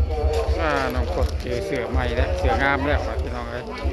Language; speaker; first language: Thai; non-native, local second language; Lao